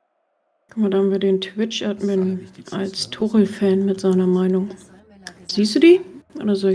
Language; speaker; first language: German; native; German